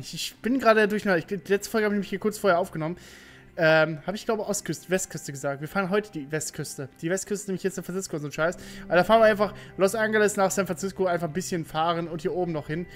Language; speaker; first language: German; native; German